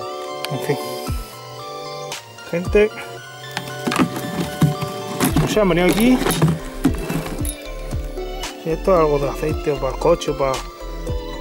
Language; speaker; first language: Spanish; native; Spanish